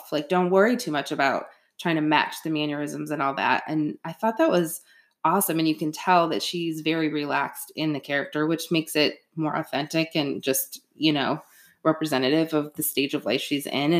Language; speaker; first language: English; native; English